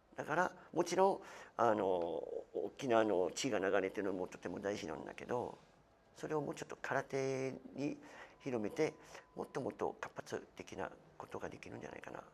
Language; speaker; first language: Japanese; non-native, fluent; French